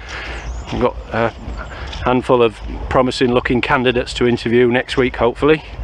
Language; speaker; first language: English; native; English